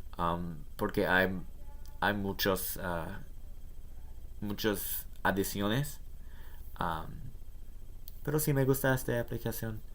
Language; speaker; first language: Spanish; non-native, learner; English